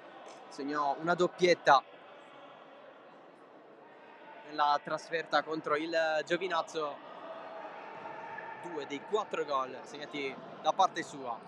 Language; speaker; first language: Italian; native; Italian